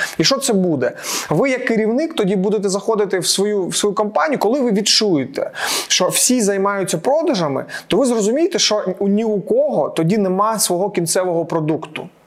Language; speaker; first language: Ukrainian; non-native, local second language; Russian